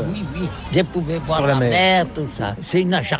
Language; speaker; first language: French; non-native, learner; Catalan